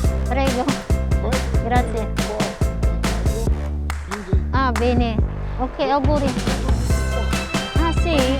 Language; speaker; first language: Italian; non-native, fluent; Filipino